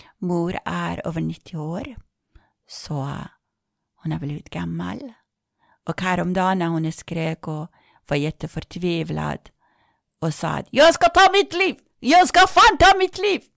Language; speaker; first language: Swedish; non-native, fluent; Persian